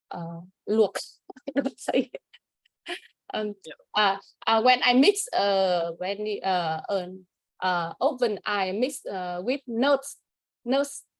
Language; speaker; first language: English; non-native, learner; Vietnamese